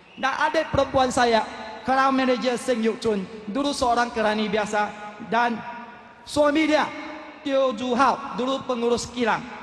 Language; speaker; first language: Malay; non-native, local second language; Chinese